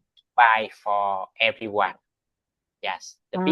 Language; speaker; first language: English; non-native, learner; Vietnamese